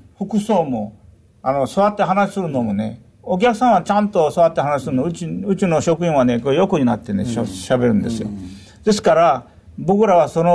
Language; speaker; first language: Japanese; non-native, fluent; Korean